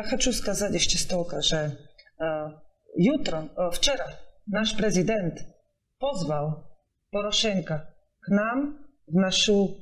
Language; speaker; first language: Russian; non-native, learner; Slovak